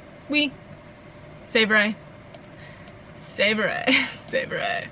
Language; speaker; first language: French; non-native, learner; English